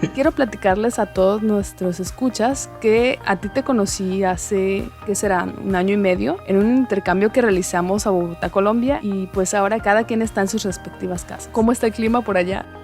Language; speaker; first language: Spanish; native; Spanish